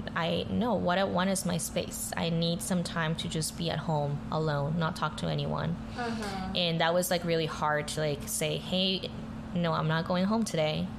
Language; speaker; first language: English; early bilingual, other home language; Spanish